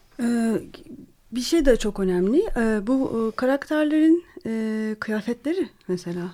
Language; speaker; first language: Turkish; native; Turkish